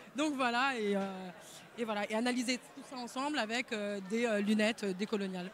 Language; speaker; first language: French; native; French